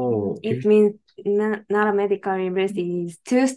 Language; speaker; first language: English; non-native, learner; Japanese